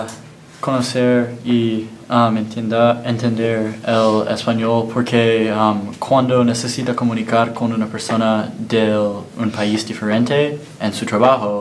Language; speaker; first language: Spanish; non-native, learner; English